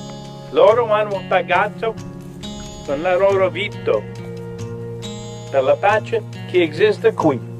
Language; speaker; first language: Italian; non-native, learner; English